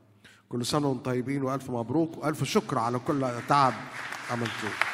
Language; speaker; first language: Arabic; native; Arabic